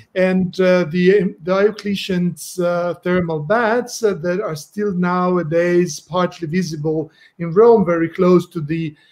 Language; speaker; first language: English; non-native, fluent; Italian